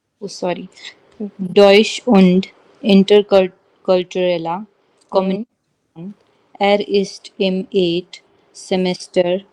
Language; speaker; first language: German; non-native, learner; Hindi